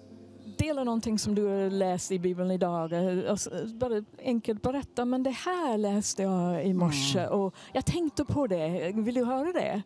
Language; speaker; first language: Swedish; non-native, fluent; English